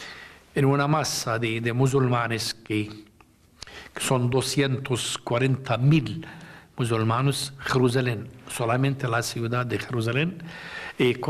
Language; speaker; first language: Spanish; non-native, fluent; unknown